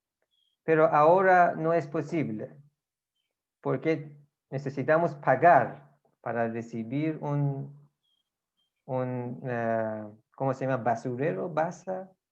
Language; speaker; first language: Spanish; non-native, fluent; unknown